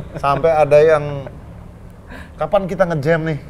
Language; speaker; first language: Indonesian; native; Indonesian